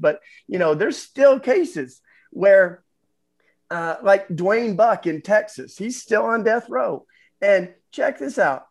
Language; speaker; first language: English; native; English